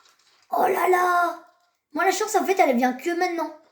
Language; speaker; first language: French; native; French